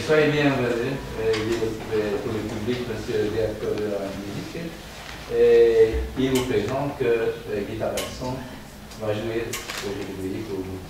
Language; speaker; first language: French; non-native, learner; Hungarian